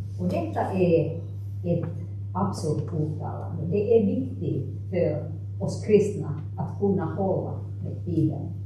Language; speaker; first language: Swedish; non-native, local second language; Finnish